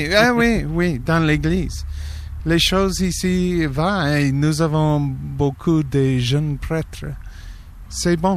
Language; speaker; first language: French; non-native, learner; English